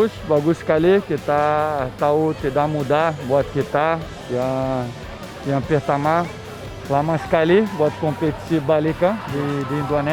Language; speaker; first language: Indonesian; non-native, fluent; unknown